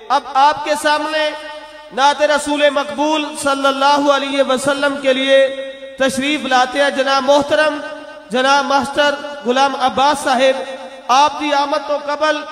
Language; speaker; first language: Urdu; non-native, local second language; Punjabi